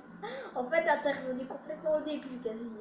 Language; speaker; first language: French; native; French